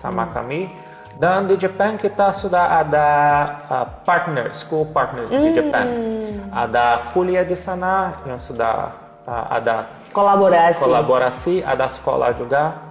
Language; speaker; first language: Indonesian; non-native, learner; Portuguese